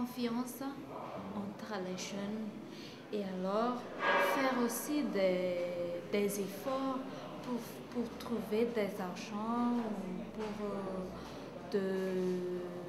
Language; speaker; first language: French; non-native, local second language; Malagasy